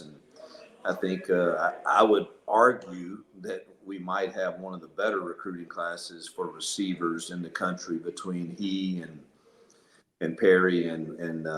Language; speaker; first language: English; native; English